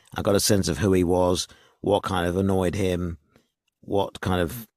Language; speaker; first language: English; native; English